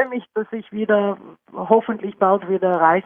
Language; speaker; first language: German; non-native, fluent; Norwegian